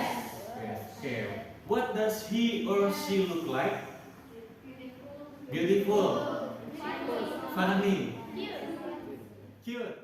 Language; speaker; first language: English; non-native, learner; Indonesian